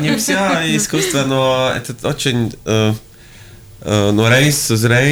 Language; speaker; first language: Russian; non-native, local second language; Latvian